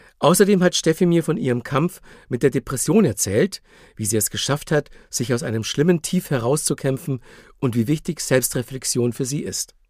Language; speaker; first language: German; native; German